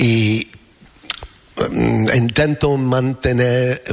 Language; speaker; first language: Spanish; non-native, learner; English